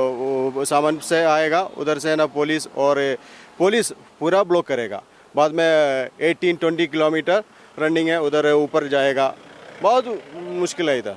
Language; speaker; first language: Hindi; non-native, local second language; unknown